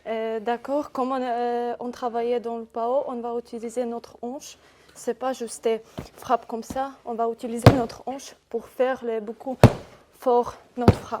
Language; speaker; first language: French; non-native, learner; Ukrainian